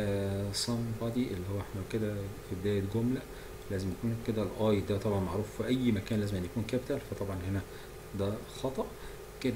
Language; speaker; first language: Arabic; native; Arabic